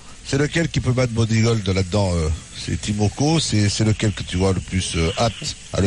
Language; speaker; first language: French; native; French